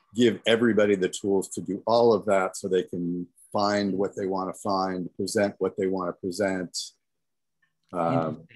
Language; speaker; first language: English; native; English